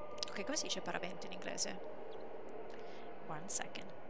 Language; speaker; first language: Italian; early bilingual, other home language; English